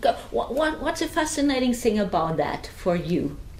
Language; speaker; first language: English; non-native, fluent; German